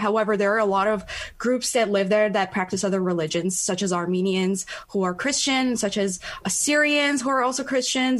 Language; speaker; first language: English; non-native, fluent; Persian